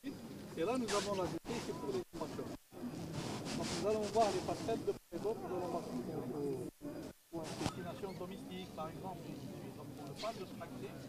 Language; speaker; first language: French; non-native, local second language; Arabic